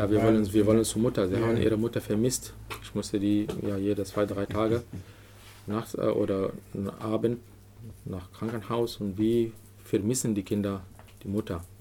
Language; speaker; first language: German; non-native, learner; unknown